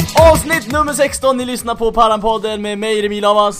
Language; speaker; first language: Swedish; native; Swedish